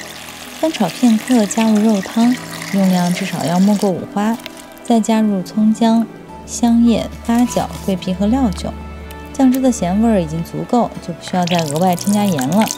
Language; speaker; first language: Chinese; native; Chinese